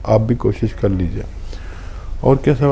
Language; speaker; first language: Hindi; native; Hindi